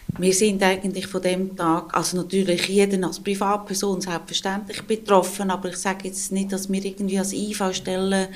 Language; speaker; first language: German; native; German